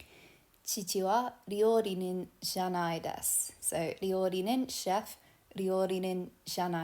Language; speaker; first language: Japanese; non-native, fluent; English